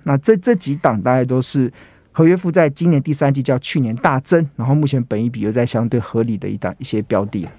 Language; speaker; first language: Chinese; native; Chinese